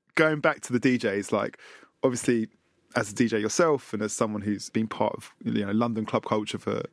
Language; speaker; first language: English; native; English